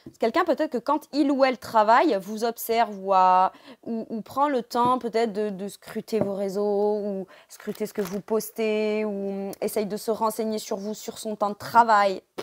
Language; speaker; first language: French; native; French